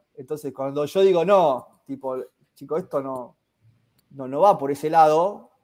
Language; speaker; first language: Spanish; native; Spanish